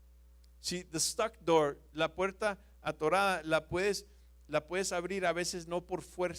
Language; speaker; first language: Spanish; non-native, fluent; English